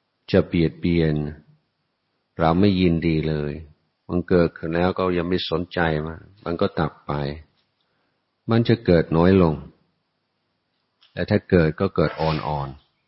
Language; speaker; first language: Thai; non-native, fluent; English